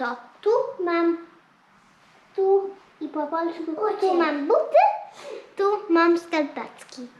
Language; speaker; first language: Polish; early bilingual, heritage; Polish